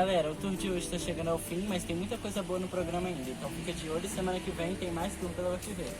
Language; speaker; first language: Portuguese; native; Portuguese